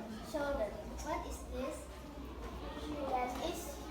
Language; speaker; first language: English; non-native, learner; Indonesian